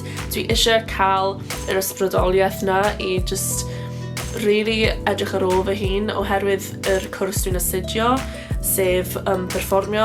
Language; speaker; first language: Welsh; non-native, local second language; English